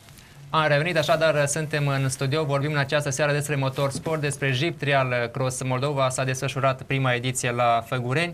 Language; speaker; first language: Romanian; native; Romanian